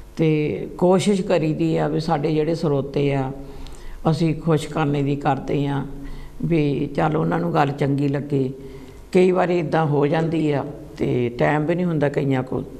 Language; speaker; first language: Punjabi; native; Punjabi